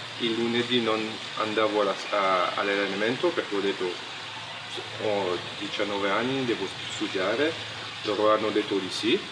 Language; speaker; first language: Italian; non-native, local second language; French